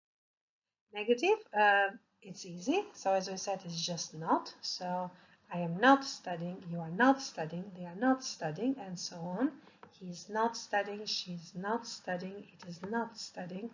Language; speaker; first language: English; non-native, fluent; Albanian